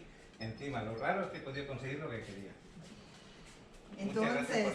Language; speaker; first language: Spanish; native; Spanish